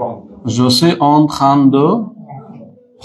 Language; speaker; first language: French; non-native, fluent; Bangla